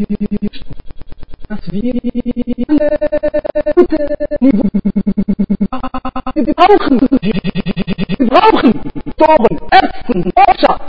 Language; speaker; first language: German; non-native, learner; Arabic